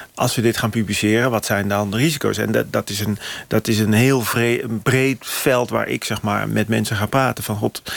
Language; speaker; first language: Dutch; native; Dutch